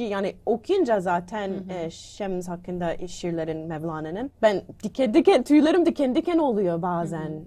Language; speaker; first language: Turkish; non-native, learner; English